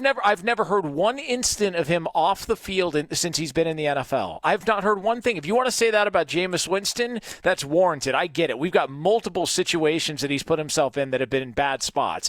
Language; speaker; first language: English; native; English